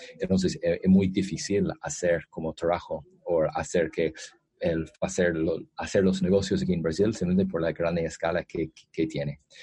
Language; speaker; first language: Spanish; non-native, fluent; English